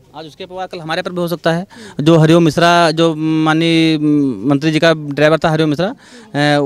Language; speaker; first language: Hindi; native; Hindi